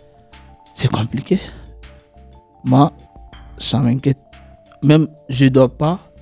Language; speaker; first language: French; non-native, learner; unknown